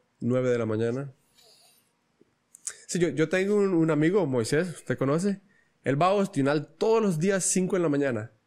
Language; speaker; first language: Spanish; native; Spanish